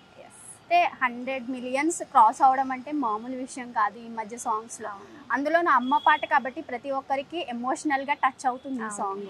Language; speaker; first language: Telugu; native; Telugu